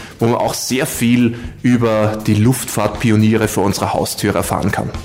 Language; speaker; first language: German; native; German